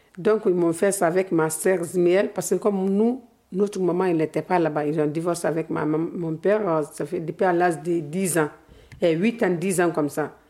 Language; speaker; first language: French; non-native, local second language; Fula